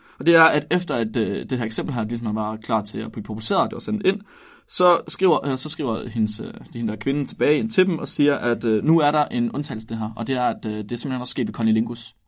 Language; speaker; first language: Danish; native; Danish